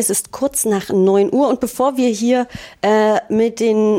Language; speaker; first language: German; native; German